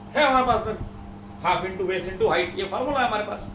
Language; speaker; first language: Hindi; non-native, local second language; Marathi